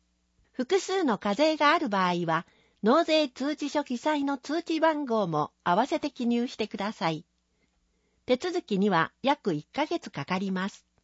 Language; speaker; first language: Japanese; native; Japanese